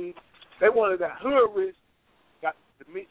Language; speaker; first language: English; native; English